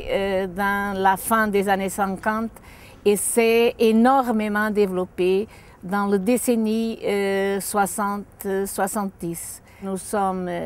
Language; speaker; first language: French; non-native, fluent; Portuguese